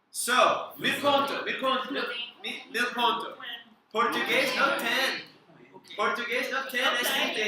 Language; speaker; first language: Portuguese; non-native, learner; English